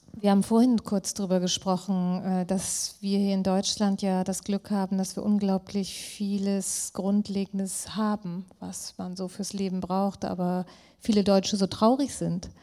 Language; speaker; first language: German; native; German